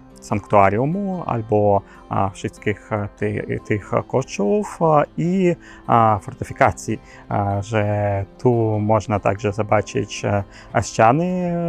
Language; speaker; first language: Polish; non-native, learner; Ukrainian